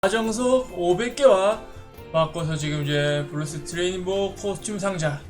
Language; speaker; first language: Korean; native; Korean